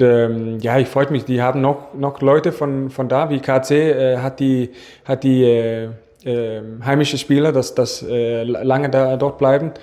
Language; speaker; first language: German; non-native, fluent; Danish